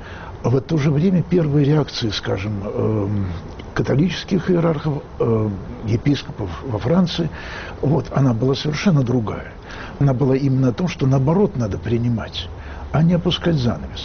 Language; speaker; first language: Russian; native; Russian